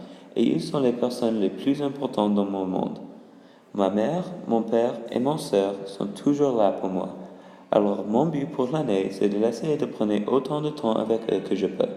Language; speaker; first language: French; early bilingual, other home language; English